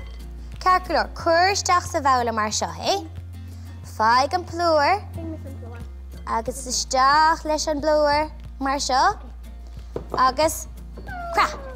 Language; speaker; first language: Irish; native; Irish